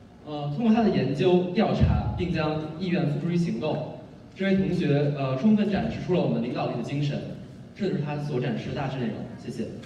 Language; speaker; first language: Chinese; native; Chinese